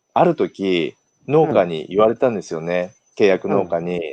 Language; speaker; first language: Japanese; native; Japanese